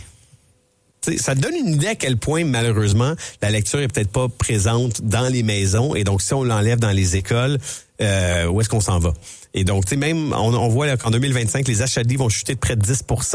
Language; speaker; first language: French; native; French